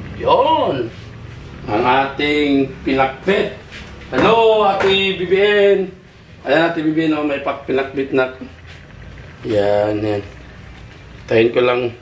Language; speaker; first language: Filipino; non-native, local second language; Cebuano